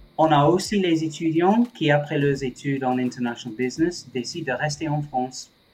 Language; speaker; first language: French; non-native, fluent; English